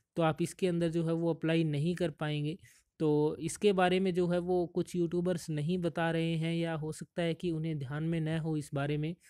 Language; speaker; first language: Hindi; native; Hindi